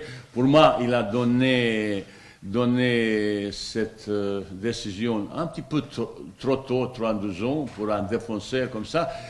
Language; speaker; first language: French; non-native, fluent; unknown